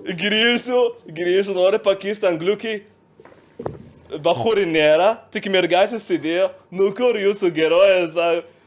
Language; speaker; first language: Lithuanian; non-native, learner; Arabic